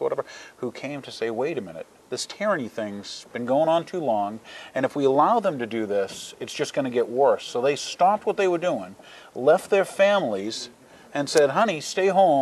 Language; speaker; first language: English; native; English